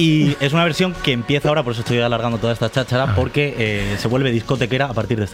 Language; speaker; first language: Spanish; native; Spanish